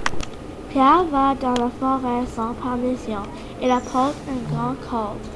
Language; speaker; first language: French; non-native, learner; English